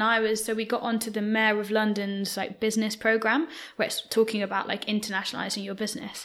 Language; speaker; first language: English; native; English